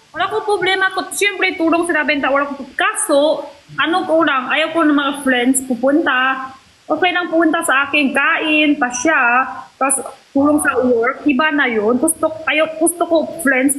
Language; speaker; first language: Filipino; non-native, learner; Korean